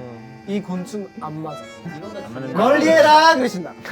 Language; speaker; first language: Korean; native; Korean